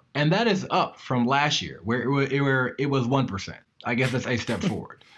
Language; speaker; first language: English; native; English